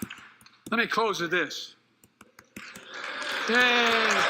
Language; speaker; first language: English; native; English